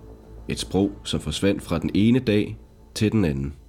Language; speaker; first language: Danish; native; Danish